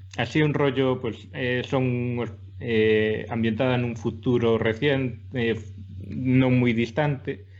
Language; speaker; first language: Galician; non-native, local second language; Spanish